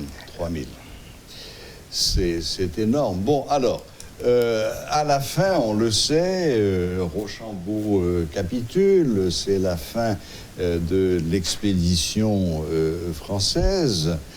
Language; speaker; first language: French; non-native, local second language; Haitian Creole